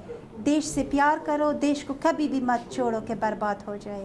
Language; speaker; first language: Hindi; non-native, fluent; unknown